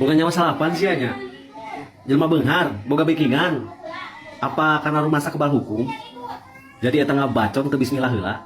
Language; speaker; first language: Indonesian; non-native, local second language; Sundanese